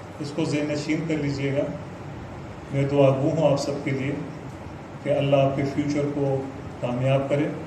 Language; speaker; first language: Urdu; non-native, local second language; Pashto